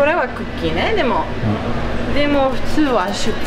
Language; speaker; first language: Japanese; non-native, learner; French